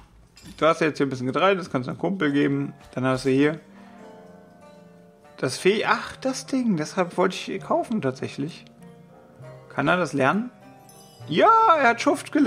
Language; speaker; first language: German; native; German